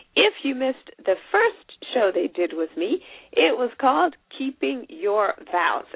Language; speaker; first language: English; non-native, local second language; Shona